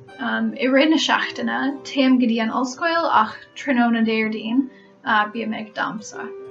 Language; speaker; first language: Irish; non-native, learner; English